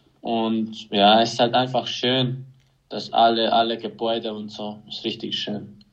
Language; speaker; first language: German; non-native, fluent; Hungarian